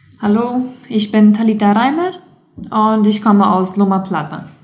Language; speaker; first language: German; non-native, local second language; Plautdietsch